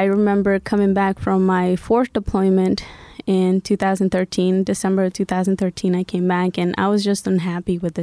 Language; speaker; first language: English; early bilingual, other home language; Spanish